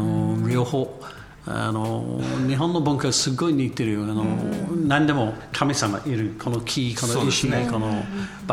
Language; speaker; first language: Japanese; non-native, learner; English